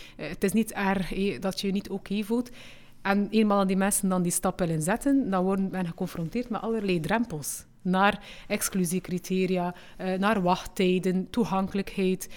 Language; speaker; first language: Dutch; early bilingual, other home language; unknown